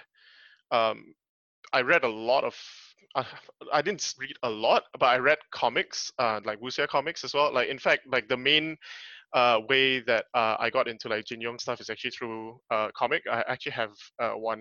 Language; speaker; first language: English; native; English